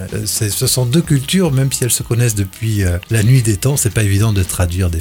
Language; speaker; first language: French; native; French